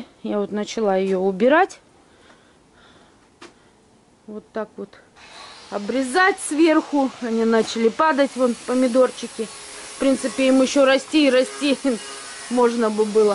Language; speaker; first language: Russian; native; Russian